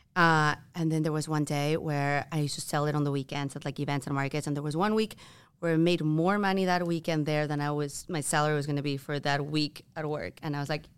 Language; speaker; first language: English; non-native, fluent; Spanish